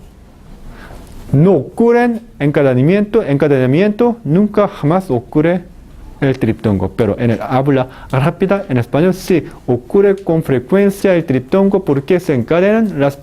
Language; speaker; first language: Spanish; non-native, fluent; Korean